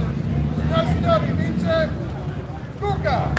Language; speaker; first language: Italian; native; Italian